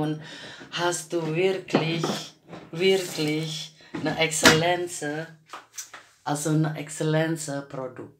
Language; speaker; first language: German; non-native, learner; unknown